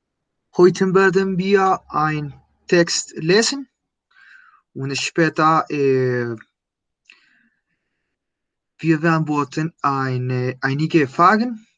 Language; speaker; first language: German; non-native, fluent; Spanish